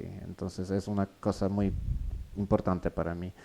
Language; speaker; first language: Spanish; non-native, learner; Polish